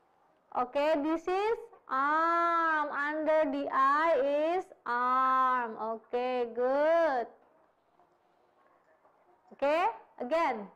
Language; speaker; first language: English; non-native, fluent; Indonesian